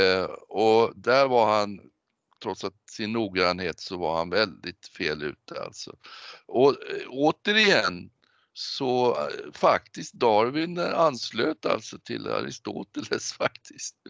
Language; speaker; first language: Swedish; native; Swedish